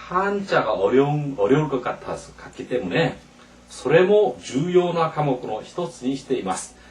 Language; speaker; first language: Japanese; non-native, fluent; Korean